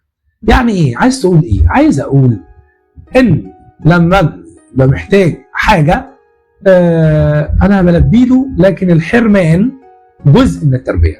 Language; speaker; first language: Arabic; native; Arabic